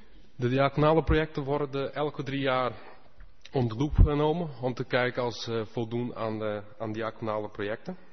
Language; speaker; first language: Dutch; non-native, fluent; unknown